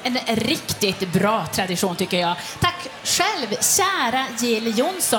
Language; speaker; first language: Swedish; native; Swedish